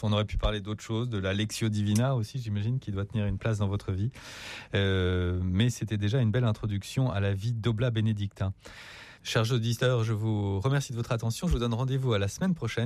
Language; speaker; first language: French; native; French